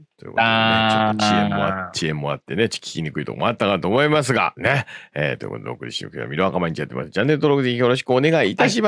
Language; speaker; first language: Japanese; native; Japanese